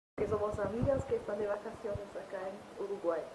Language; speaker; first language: Spanish; non-native, fluent; German